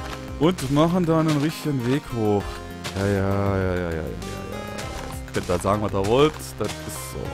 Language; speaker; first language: German; native; German